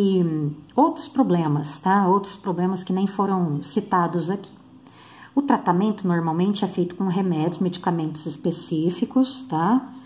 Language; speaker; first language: Portuguese; native; Portuguese